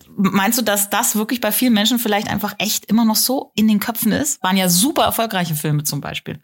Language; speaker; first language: German; native; German